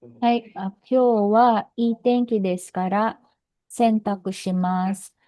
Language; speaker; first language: Japanese; non-native, learner; Filipino